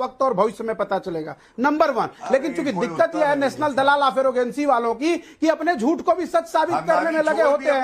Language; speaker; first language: Hindi; native; Hindi